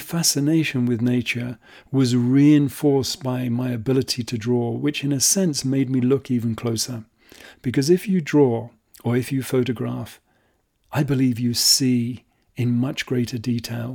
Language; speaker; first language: English; native; English